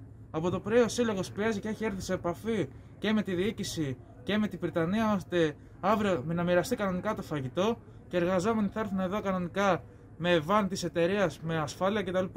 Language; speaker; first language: Greek; native; Greek